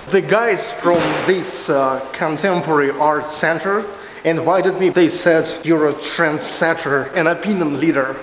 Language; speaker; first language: English; non-native, fluent; Russian